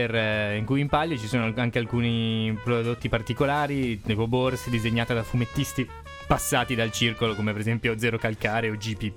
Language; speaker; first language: Italian; native; Italian